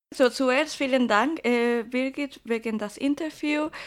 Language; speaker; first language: German; non-native, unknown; Spanish